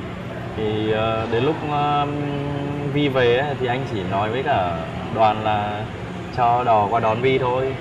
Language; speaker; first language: Vietnamese; native; Vietnamese